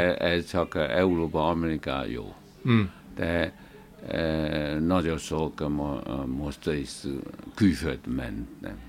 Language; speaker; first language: Hungarian; non-native, learner; Chinese